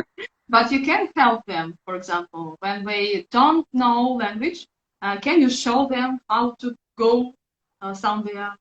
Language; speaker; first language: English; non-native, learner; Russian